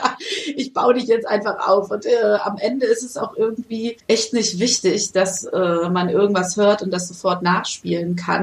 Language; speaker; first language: German; native; German